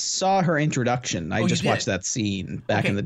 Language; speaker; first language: English; native; English